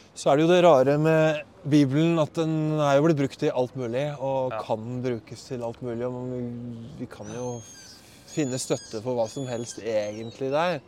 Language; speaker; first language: Norwegian; native; Norwegian